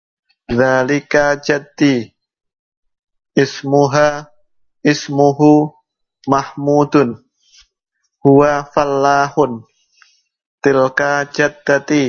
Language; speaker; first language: Arabic; non-native, learner; Indonesian